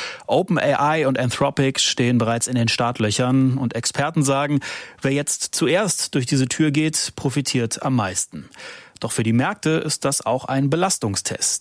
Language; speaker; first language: German; native; German